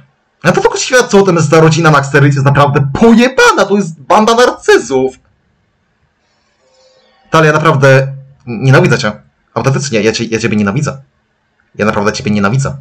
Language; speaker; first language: Polish; native; Polish